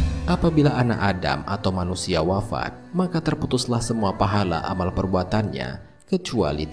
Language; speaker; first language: Indonesian; native; Indonesian